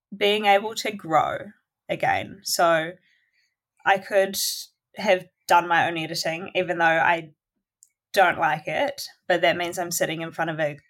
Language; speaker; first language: English; native; English